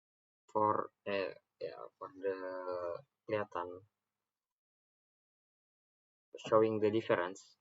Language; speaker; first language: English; non-native, learner; Indonesian